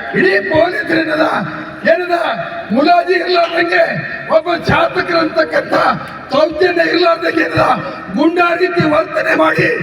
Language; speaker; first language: Kannada; native; Kannada